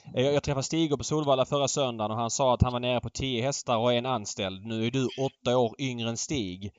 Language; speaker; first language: Swedish; native; Swedish